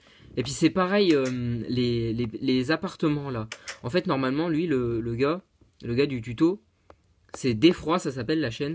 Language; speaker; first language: French; native; French